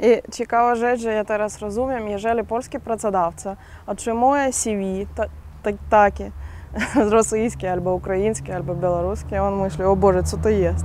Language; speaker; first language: Polish; non-native, learner; Russian